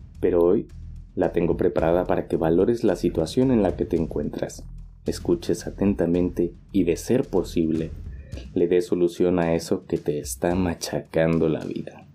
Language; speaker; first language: Spanish; native; Spanish